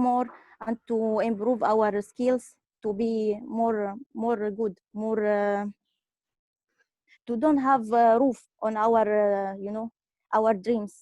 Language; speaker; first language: English; non-native, learner; Arabic